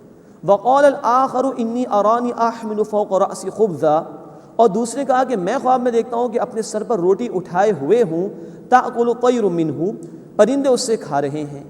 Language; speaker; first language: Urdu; native; Urdu